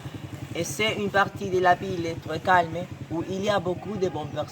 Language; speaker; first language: French; non-native, learner; Spanish